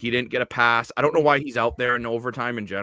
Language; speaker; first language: English; native; English